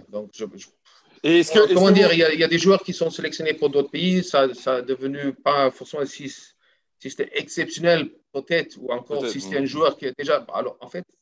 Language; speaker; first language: French; non-native, fluent; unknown